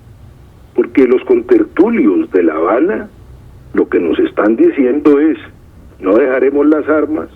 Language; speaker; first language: Spanish; native; Spanish